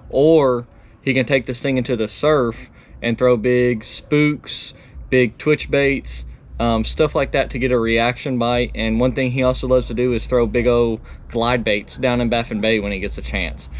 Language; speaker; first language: English; native; English